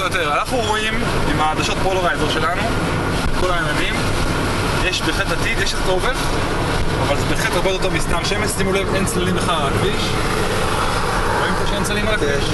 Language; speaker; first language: Hebrew; native; Hebrew